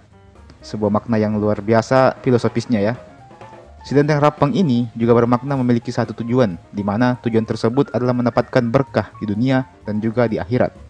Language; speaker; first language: Indonesian; native; Indonesian